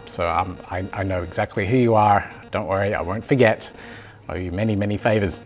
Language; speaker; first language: English; native; English